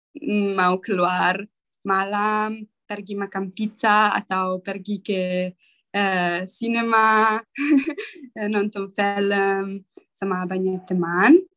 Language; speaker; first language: Indonesian; non-native, learner; Italian